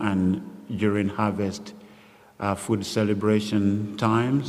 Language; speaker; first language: English; non-native, local second language; Yoruba